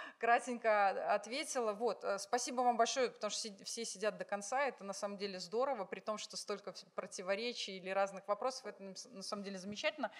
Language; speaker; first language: Russian; native; Russian